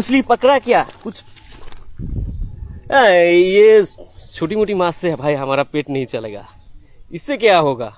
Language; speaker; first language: Hindi; non-native, learner; Bangla